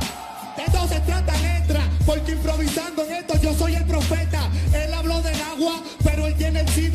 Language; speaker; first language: Spanish; native; Spanish